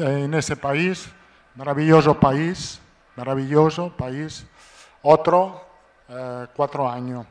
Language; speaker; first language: Portuguese; non-native, learner; Italian